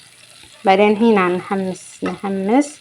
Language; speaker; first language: Arabic; non-native, learner; Amharic